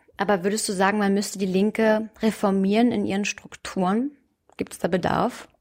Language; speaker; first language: German; native; German